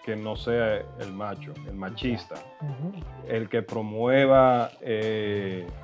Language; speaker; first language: Spanish; early bilingual, heritage; Spanish